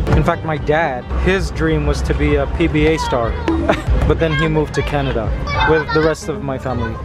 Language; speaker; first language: English; native; English